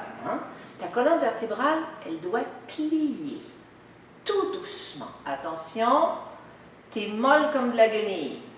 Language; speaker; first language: French; native; French